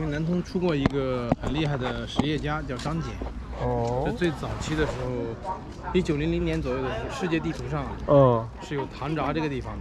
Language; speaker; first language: Chinese; native; Chinese